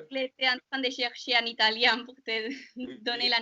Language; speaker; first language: French; non-native, learner; Spanish